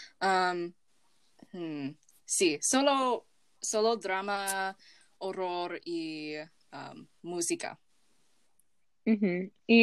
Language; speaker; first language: Spanish; non-native, learner; English